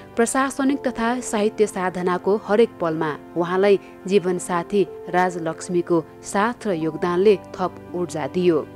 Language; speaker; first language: Nepali; native; Nepali